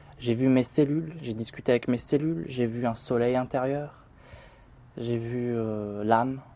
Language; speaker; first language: French; early bilingual, other home language; Arabic